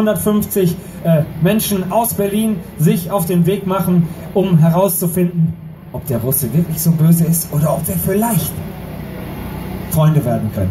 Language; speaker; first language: German; native; German